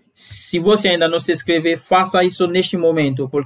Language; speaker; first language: Portuguese; non-native, fluent; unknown